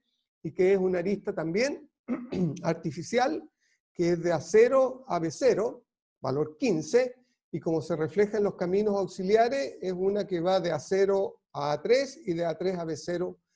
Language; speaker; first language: Spanish; native; Spanish